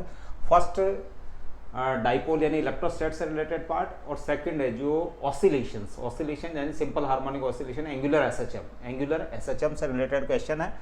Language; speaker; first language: Hindi; native; Hindi